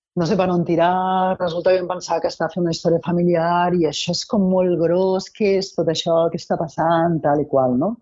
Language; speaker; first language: Catalan; non-native, local second language; Spanish